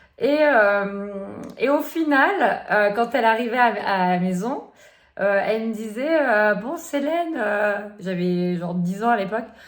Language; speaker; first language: French; early bilingual, other home language; Turkish